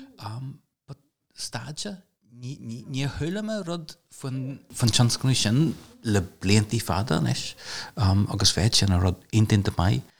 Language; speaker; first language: Irish; non-native, local second language; English